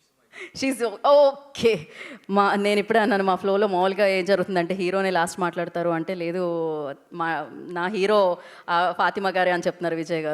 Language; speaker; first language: Telugu; native; Telugu